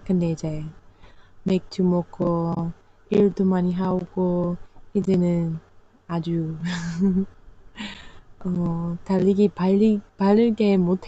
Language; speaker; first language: Korean; non-native, learner; English